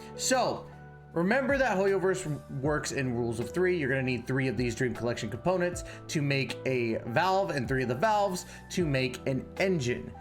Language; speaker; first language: English; native; English